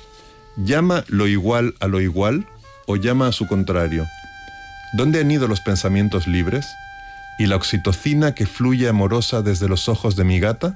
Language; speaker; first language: Spanish; native; Spanish